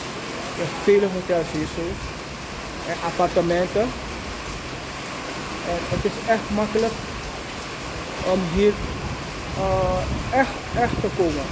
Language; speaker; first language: Dutch; non-native, local second language; Sranan Tongo